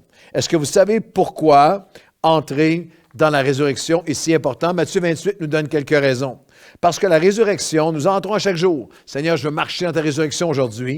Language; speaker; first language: French; native; French